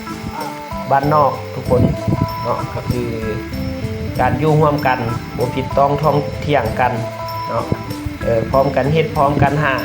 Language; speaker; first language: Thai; non-native, local second language; Lao